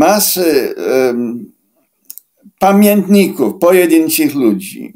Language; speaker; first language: Polish; non-native, fluent; English